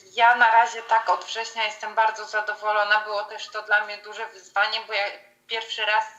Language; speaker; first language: Polish; native; Polish